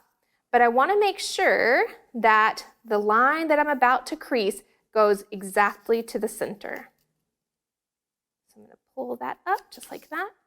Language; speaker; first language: English; native; English